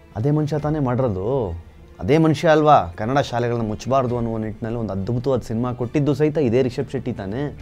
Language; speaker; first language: Kannada; non-native, local second language; Tulu